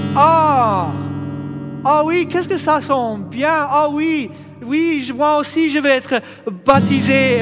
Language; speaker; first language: French; non-native, fluent; English